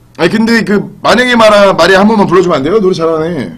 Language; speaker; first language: Korean; native; Korean